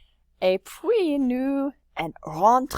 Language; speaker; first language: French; non-native, fluent; English